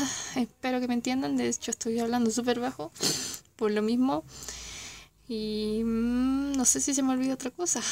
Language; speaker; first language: Spanish; native; Spanish